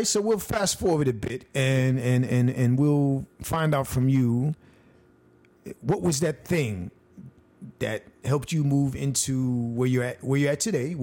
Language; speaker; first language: English; native; English